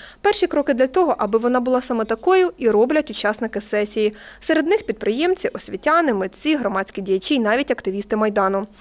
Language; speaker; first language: Ukrainian; native; Ukrainian